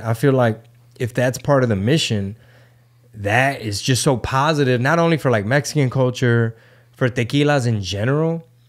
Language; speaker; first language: English; early bilingual, other home language; Spanish